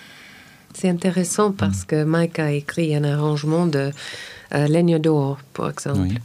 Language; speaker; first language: French; non-native, learner; English